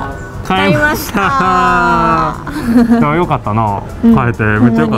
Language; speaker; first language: Japanese; native; Japanese